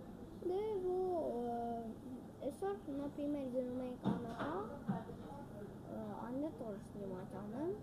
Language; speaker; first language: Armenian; early bilingual, heritage; Armenian